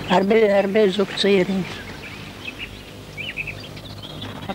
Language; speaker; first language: Hebrew; non-native, learner; Romanian